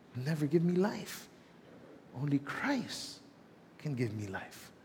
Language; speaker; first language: English; non-native, local second language; Filipino